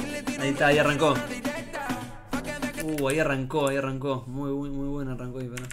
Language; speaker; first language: Spanish; native; Spanish